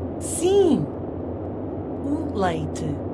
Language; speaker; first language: Portuguese; non-native, learner; English